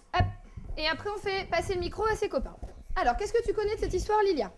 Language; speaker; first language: French; native; French